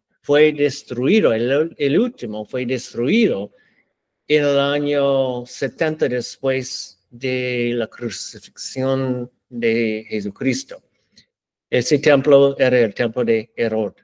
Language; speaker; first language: Spanish; non-native, learner; English